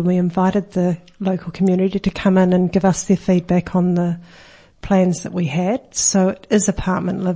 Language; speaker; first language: English; native; English